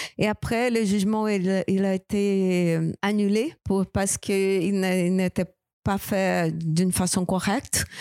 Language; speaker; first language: French; non-native, fluent; Portuguese